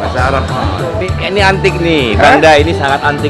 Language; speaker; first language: Indonesian; native; Indonesian